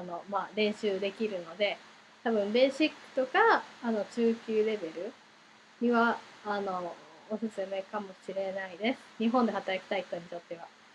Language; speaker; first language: Japanese; early bilingual, heritage; Japanese